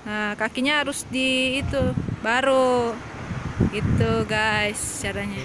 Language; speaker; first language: Indonesian; native; Indonesian